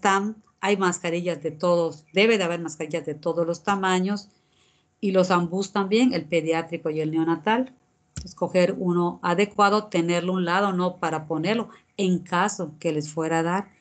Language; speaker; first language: Spanish; native; Spanish